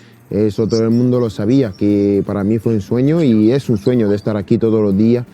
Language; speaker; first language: Spanish; non-native, fluent; French